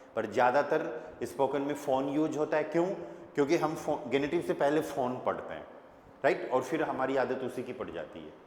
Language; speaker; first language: Hindi; native; Hindi